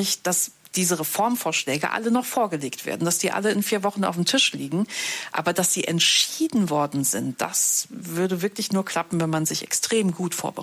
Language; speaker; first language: German; native; German